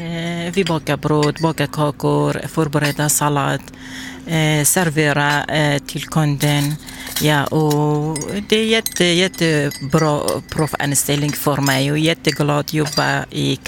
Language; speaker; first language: Swedish; non-native, learner; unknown